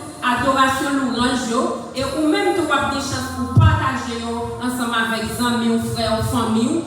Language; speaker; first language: French; non-native, local second language; Haitian Creole